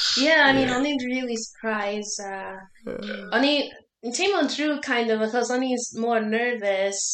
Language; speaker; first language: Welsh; non-native, learner; English